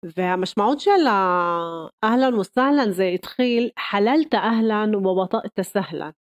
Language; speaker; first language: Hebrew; non-native, local second language; Arabic